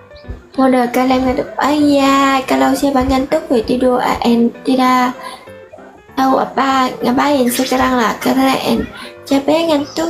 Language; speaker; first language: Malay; non-native, learner; Vietnamese